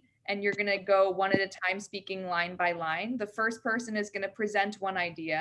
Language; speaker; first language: English; native; English